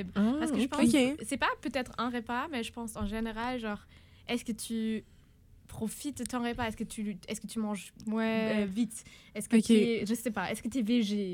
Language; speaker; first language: French; non-native, fluent; German